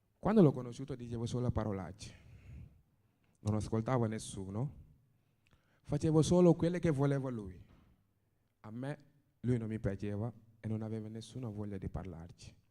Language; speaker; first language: Italian; non-native, fluent; Wolof